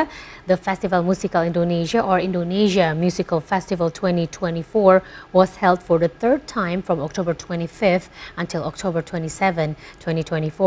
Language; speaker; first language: English; non-native, local second language; Indonesian